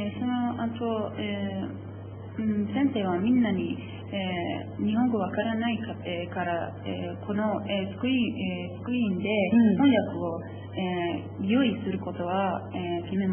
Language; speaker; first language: Japanese; non-native, learner; Persian